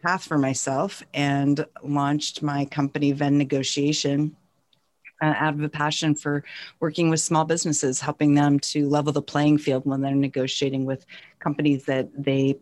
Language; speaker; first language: English; native; English